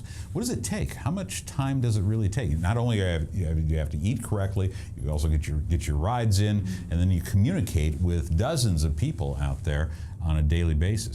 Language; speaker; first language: English; native; English